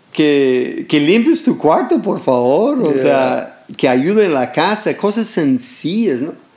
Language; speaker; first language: Spanish; non-native, fluent; English